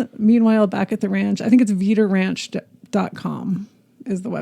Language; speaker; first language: English; native; English